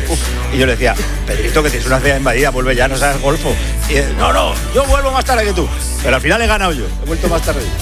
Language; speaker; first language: Spanish; native; Spanish